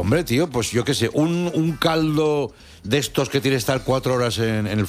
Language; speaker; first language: Spanish; native; Spanish